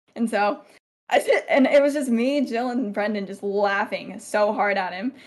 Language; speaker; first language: English; native; English